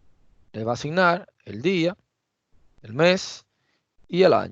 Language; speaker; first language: Spanish; native; Spanish